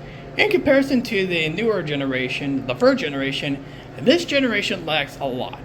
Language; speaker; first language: English; native; English